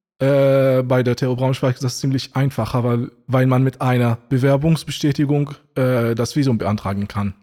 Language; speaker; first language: German; non-native, fluent; Arabic